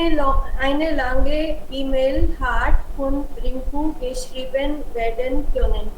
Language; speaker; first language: German; non-native, learner; Hindi